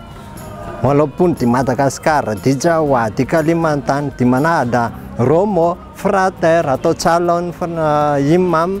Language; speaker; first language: Indonesian; non-native, fluent; Malagasy